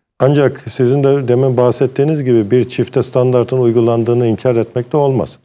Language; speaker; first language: Turkish; early bilingual, heritage; Turkish